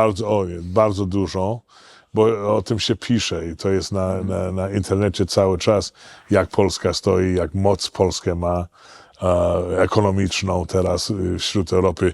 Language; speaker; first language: Polish; early bilingual, heritage; Polish